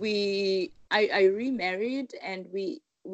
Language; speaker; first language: English; non-native, local second language; Shona